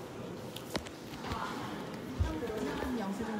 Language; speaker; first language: Korean; native; Korean